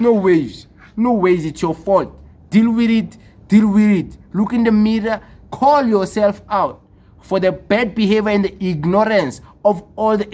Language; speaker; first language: English; non-native, local second language; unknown